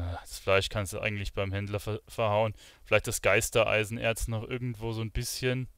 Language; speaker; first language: German; native; German